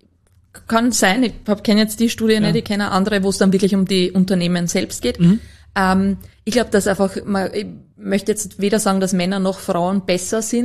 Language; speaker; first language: German; native; German